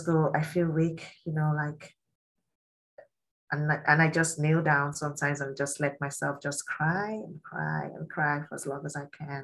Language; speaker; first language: English; non-native, local second language; Yoruba